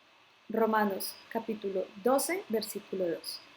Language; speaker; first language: Spanish; native; Spanish